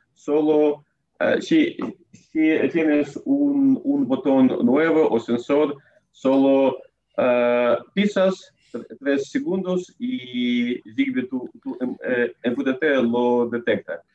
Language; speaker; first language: Spanish; non-native, learner; Russian